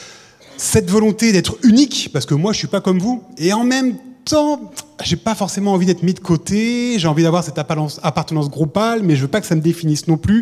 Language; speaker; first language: French; native; French